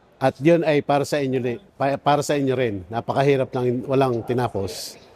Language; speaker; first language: Filipino; native; Filipino